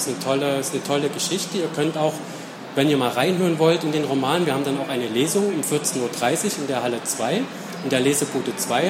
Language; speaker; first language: German; native; German